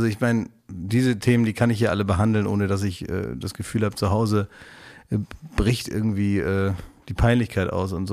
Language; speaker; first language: German; native; German